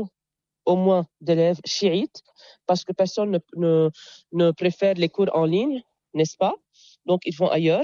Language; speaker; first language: French; non-native, local second language; Arabic